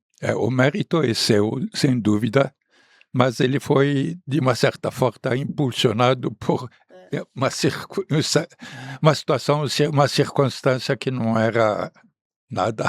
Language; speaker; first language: Portuguese; non-native, fluent; Arabic